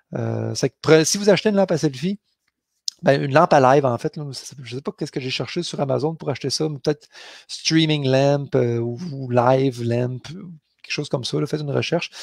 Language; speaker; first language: French; native; French